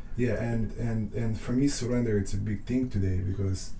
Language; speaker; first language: English; non-native, fluent; Russian